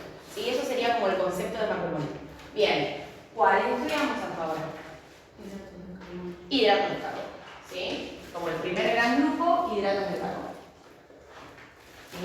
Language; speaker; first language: Spanish; native; Spanish